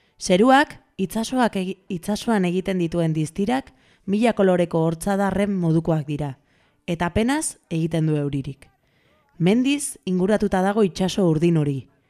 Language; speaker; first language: Basque; non-native, local second language; Spanish